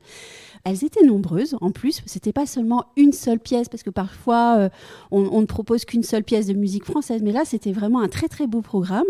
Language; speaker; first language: French; native; French